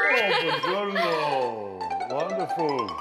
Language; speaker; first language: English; non-native, learner; Italian